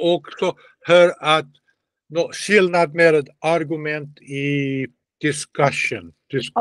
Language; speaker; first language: Swedish; non-native, learner; Russian